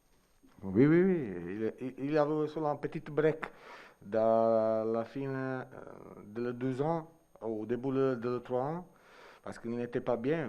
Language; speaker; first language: French; non-native, learner; Italian